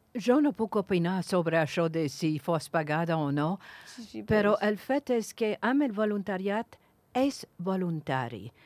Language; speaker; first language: Catalan; non-native, fluent; English